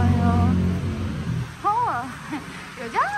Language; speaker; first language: Korean; non-native, learner; Urdu